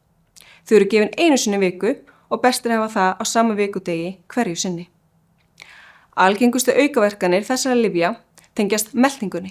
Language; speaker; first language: Icelandic; native; Icelandic